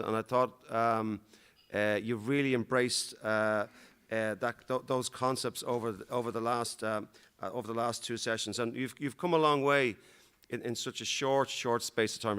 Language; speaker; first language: English; native; English